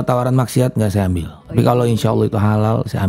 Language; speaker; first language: Indonesian; native; Indonesian